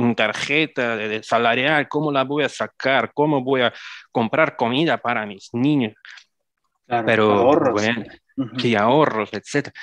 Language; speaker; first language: Spanish; non-native, fluent; Russian